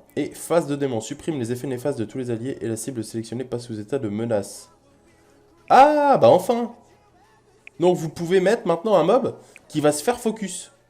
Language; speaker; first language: French; native; French